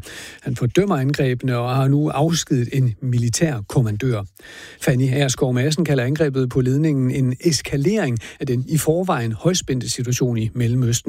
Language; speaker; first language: Danish; native; Danish